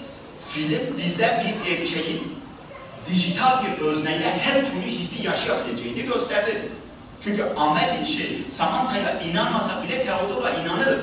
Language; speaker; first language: Turkish; native; Turkish